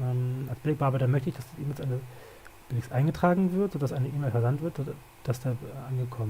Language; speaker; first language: German; native; German